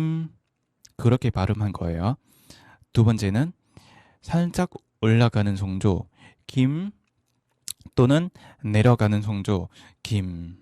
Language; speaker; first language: Korean; non-native, fluent; Vietnamese